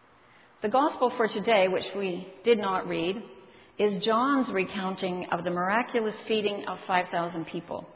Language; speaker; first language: English; native; English